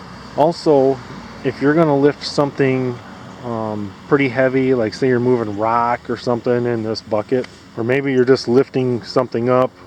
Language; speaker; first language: English; native; English